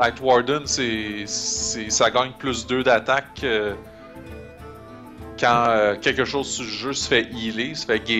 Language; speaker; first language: French; native; French